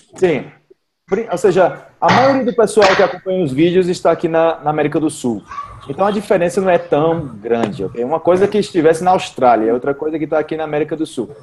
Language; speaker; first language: Portuguese; native; Portuguese